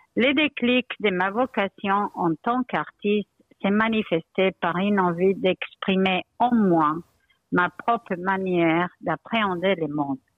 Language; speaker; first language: French; non-native, fluent; Spanish